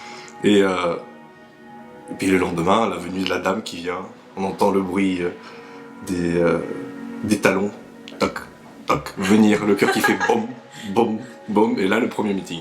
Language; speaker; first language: French; native; French